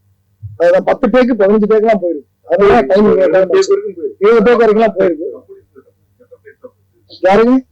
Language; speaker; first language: Tamil; native; Tamil